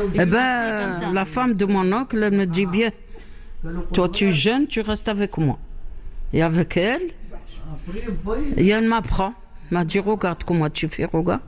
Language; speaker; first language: French; non-native, learner; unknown